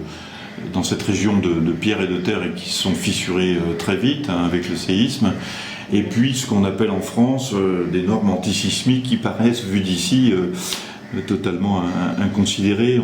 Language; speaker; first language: French; native; French